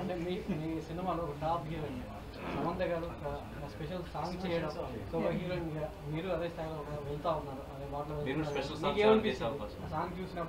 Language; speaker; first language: Telugu; native; Telugu